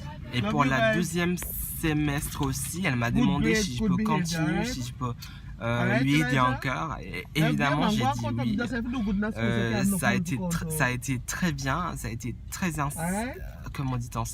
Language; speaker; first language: French; non-native, fluent; English